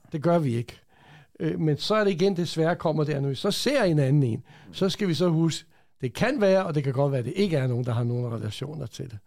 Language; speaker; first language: Danish; early bilingual, other home language; Croatian